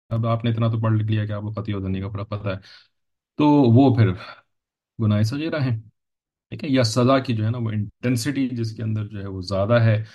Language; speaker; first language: Urdu; native; Urdu